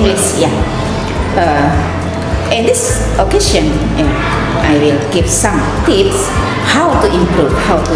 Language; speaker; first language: English; non-native, learner; Indonesian